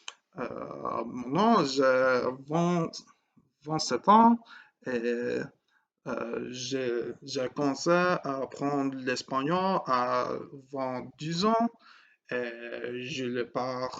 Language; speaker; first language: French; non-native, learner; English